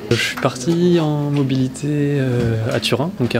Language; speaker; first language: French; native; French